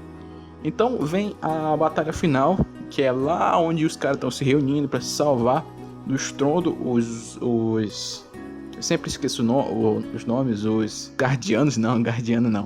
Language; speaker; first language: Portuguese; native; Portuguese